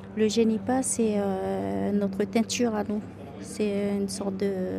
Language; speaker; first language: French; native; French